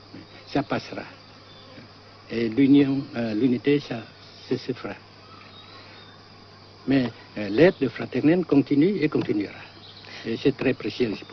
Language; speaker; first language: French; non-native, local second language; Vietnamese